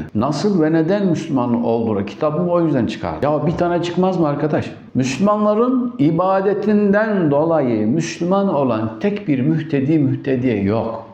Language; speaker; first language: Turkish; native; Turkish